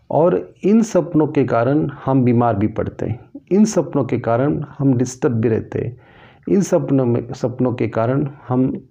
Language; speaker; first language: Hindi; non-native, local second language; Marathi